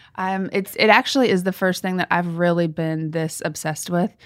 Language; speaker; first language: English; native; English